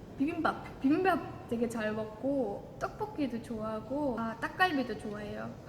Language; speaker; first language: Korean; non-native, fluent; Estonian